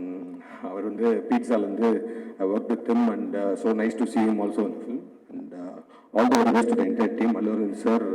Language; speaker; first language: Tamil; native; Tamil